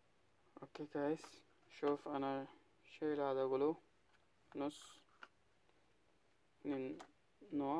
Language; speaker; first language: Arabic; non-native, learner; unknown